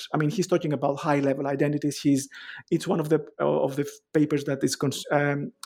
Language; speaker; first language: English; non-native, fluent; Greek